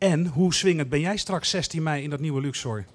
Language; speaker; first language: Dutch; native; Dutch